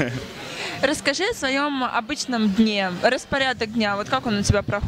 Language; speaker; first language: Russian; native; Russian